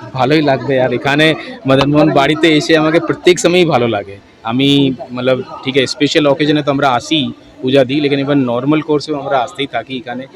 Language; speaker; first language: Bangla; non-native, local second language; Hindi